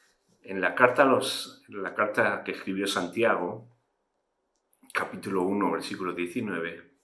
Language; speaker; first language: Spanish; native; Spanish